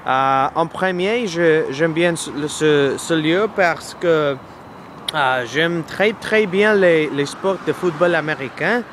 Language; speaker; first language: French; non-native, learner; English